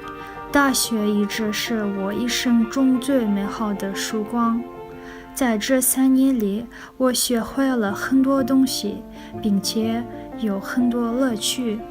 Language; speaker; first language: Chinese; non-native, learner; Kazakh